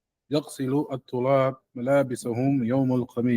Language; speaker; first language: Arabic; non-native, learner; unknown